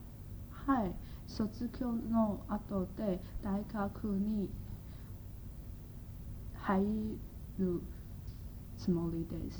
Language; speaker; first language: Japanese; non-native, learner; Chinese